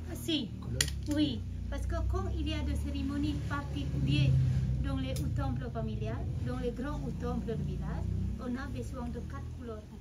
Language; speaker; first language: French; non-native, fluent; Balinese